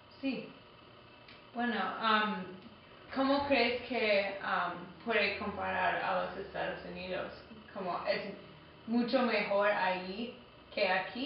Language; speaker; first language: Spanish; non-native, learner; English